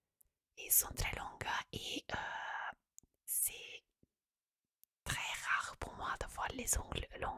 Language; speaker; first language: French; non-native, fluent; Italian